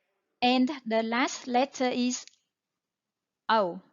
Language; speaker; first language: English; non-native, fluent; Vietnamese